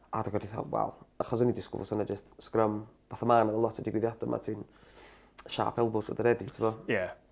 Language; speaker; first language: Welsh; native; Welsh